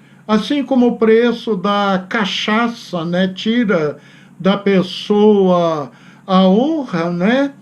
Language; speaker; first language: Portuguese; native; Portuguese